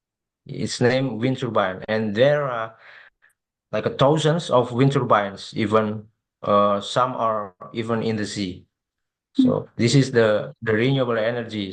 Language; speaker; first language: English; non-native, fluent; Indonesian